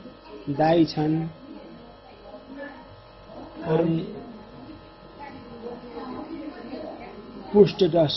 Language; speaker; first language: Nepali; native; Nepali